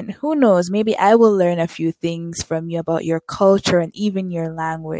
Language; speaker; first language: English; native; English